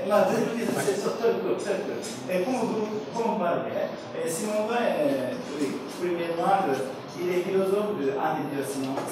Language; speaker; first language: French; non-native, learner; Japanese